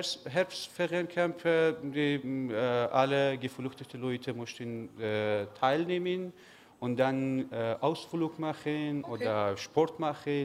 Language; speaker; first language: German; non-native, learner; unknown